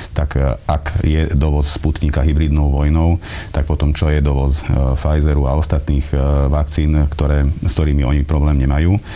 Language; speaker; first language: Slovak; non-native, local second language; Hungarian